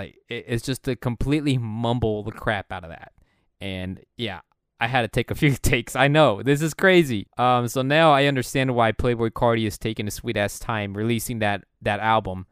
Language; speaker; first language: English; early bilingual, other home language; Spanish